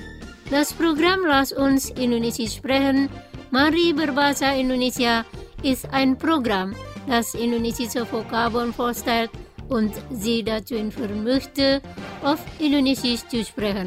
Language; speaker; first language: German; non-native, fluent; Indonesian